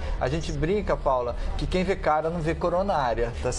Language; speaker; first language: Portuguese; native; Portuguese